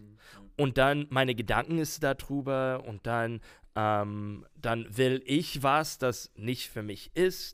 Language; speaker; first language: German; non-native, learner; English